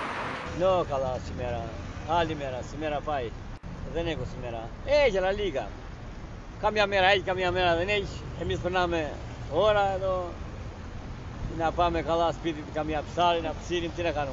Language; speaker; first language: Greek; non-native, learner; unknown